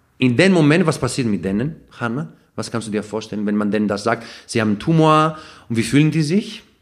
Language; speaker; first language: German; non-native, fluent; Greek